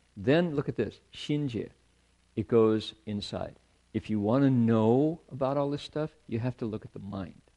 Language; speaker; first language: English; native; English